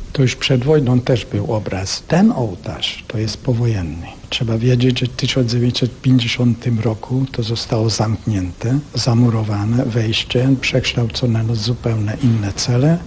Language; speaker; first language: Polish; non-native, fluent; Hungarian